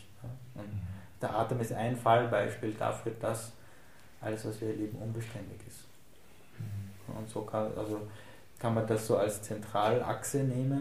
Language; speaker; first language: German; native; German